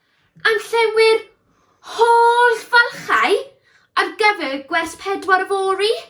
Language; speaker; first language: Welsh; non-native, learner; English